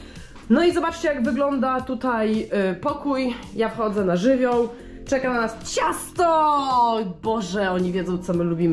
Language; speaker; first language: Polish; native; Polish